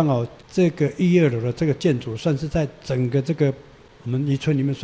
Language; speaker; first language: Chinese; native; Chinese